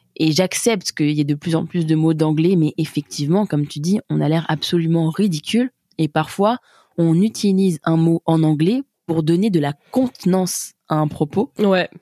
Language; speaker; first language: French; native; French